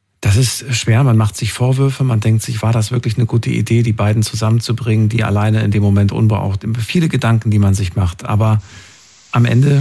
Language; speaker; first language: German; native; German